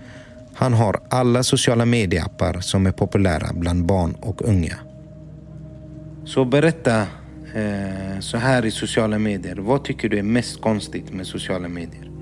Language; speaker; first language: Swedish; native; Swedish